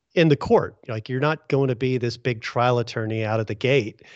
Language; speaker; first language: English; early bilingual, other home language; Hindi